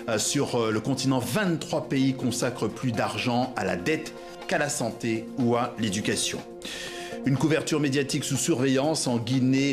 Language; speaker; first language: French; native; French